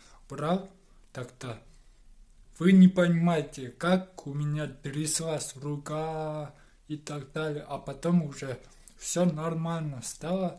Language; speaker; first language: Russian; non-native, local second language; Kyrgyz